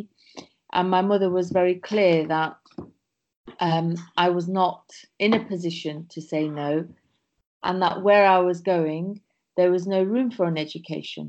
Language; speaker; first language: English; native; English